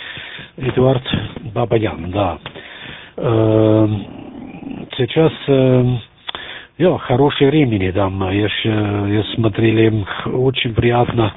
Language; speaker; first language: Russian; non-native, learner; German